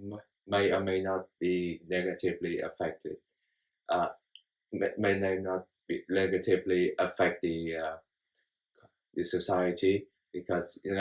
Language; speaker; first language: English; non-native, fluent; Vietnamese